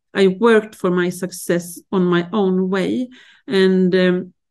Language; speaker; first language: English; non-native, fluent; Swedish